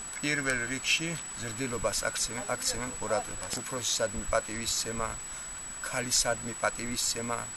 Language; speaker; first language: Georgian; non-native, local second language; Chechen